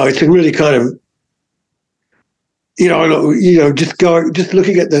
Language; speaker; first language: English; native; English